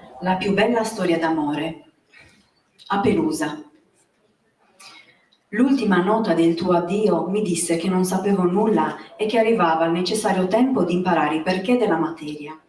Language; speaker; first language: Italian; native; Italian